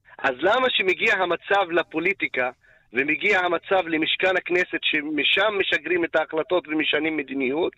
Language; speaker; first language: Hebrew; non-native, local second language; Arabic